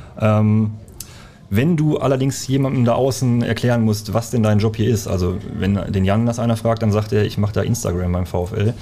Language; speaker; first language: German; native; German